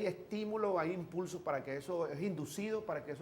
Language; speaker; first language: Spanish; native; Spanish